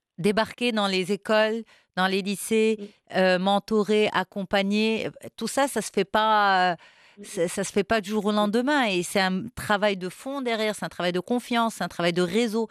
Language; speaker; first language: French; non-native, local second language; Arabic